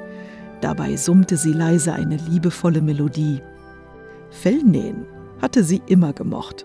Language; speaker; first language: German; native; German